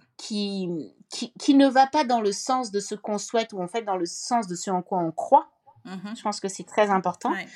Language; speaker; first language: French; native; French